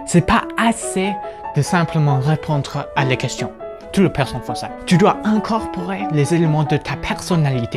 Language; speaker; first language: French; non-native, fluent; English